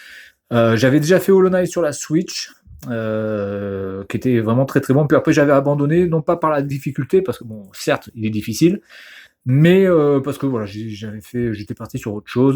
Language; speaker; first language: French; native; French